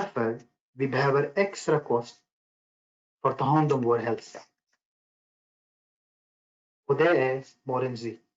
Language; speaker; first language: Swedish; non-native, fluent; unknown